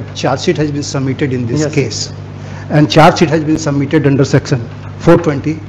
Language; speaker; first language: English; non-native, local second language; Hindi